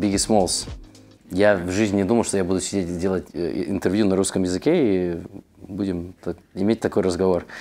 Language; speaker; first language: Russian; early bilingual, heritage; Russian